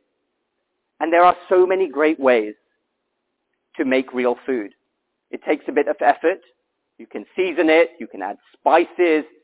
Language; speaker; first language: English; native; English